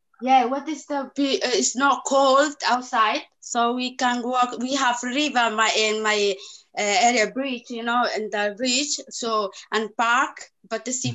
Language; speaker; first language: English; non-native, learner; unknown